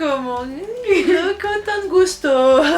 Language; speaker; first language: Spanish; non-native, fluent; French